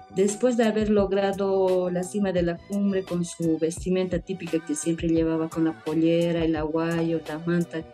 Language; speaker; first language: Spanish; native; Spanish